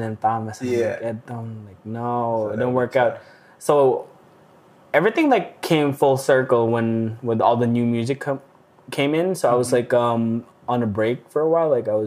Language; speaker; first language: English; non-native, local second language; Filipino